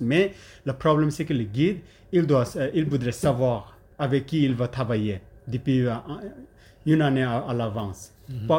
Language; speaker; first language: French; non-native, learner; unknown